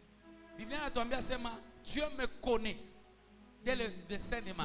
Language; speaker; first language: French; non-native, local second language; Swahili